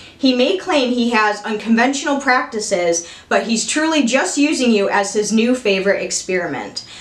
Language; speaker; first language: English; native; English